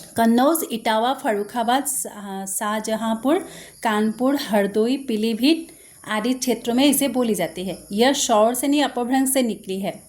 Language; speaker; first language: Hindi; non-native, local second language; Assamese